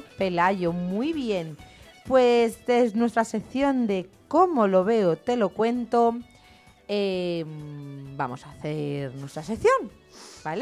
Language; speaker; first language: Spanish; native; Spanish